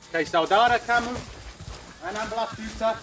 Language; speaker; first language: Indonesian; non-native, learner; English